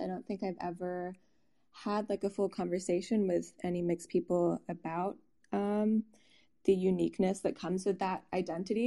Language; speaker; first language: English; native; English